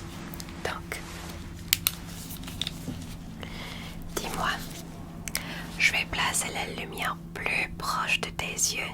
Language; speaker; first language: French; non-native, learner; English